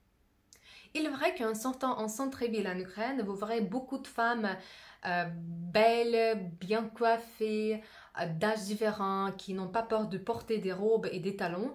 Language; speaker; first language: French; non-native, fluent; Russian